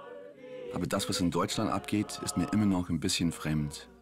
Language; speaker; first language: German; non-native, fluent; English